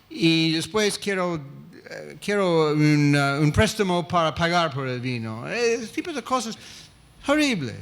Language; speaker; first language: Spanish; non-native, fluent; English